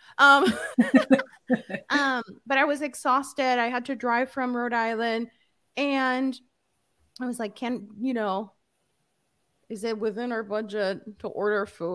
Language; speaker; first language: English; early bilingual, other home language; Spanish